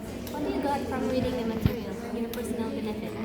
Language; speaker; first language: English; non-native, learner; Indonesian